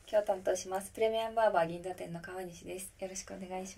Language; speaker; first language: Japanese; native; Japanese